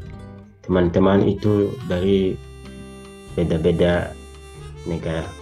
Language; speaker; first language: Indonesian; non-native, learner; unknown